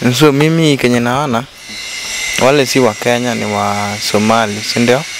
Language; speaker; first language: Swahili; non-native, local second language; Luo (Kenya and Tanzania)